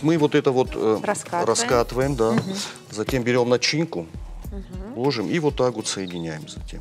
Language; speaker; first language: Russian; native; Russian